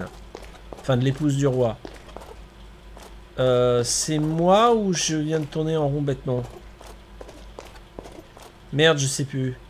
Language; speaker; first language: French; native; French